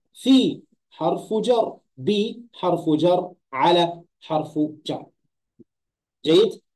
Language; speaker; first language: Arabic; native; Arabic